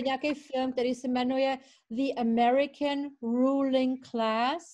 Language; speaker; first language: Czech; early bilingual, heritage; Czech